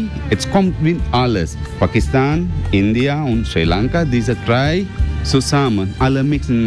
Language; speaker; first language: German; non-native, learner; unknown